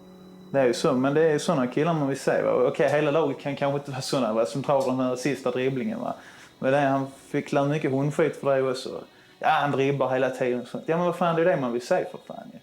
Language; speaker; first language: Swedish; native; Swedish